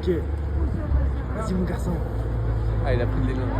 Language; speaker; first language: French; native; French